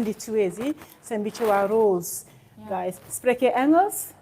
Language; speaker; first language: Dutch; non-native, learner; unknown